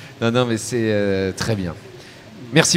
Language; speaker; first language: French; native; French